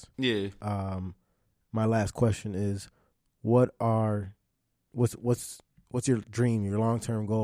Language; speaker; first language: English; native; English